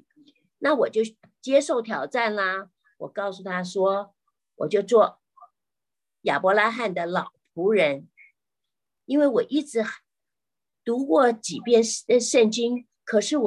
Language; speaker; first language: Chinese; native; Chinese